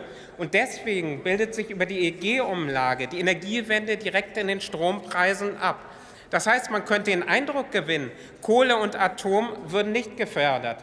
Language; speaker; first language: German; native; German